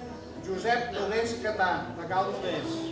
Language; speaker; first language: Catalan; native; Catalan